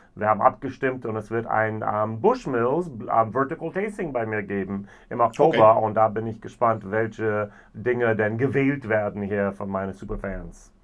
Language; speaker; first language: German; non-native, fluent; English